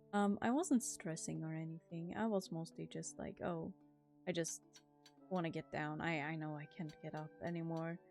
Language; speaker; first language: English; non-native, fluent; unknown